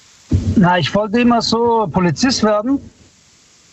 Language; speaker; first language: German; early bilingual, other home language; Italian